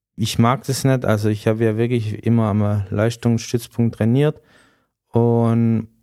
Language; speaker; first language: German; native; German